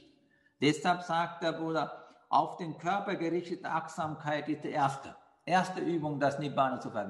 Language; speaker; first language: German; non-native, fluent; Sinhala